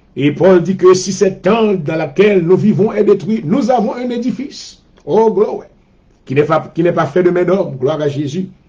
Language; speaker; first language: French; native; French